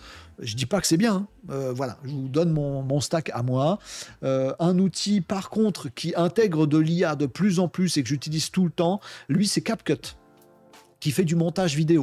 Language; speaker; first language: French; native; French